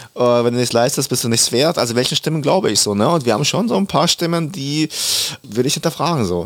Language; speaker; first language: German; early bilingual, other home language; Russian